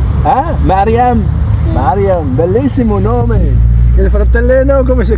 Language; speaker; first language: Italian; non-native, learner; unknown